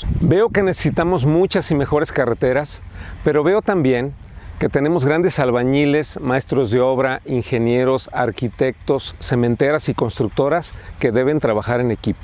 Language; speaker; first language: Spanish; native; Spanish